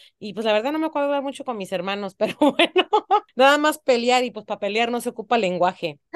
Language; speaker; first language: Spanish; early bilingual, heritage; Spanish